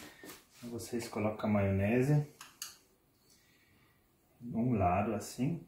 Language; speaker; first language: Portuguese; non-native, fluent; German